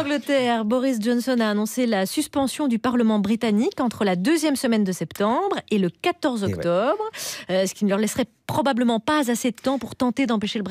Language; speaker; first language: French; native; French